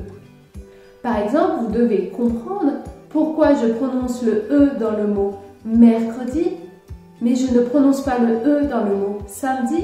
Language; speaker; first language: French; native; French